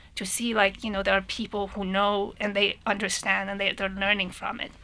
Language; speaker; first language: English; non-native, fluent; Persian